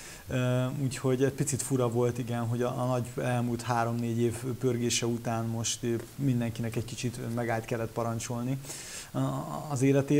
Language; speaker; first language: Hungarian; native; Hungarian